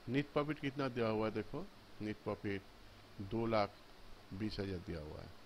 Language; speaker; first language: Hindi; non-native, local second language; Bangla